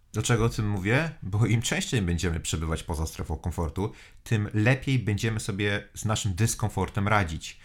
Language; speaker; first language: Polish; native; Polish